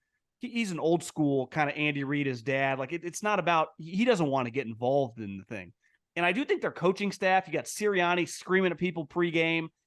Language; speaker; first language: English; native; English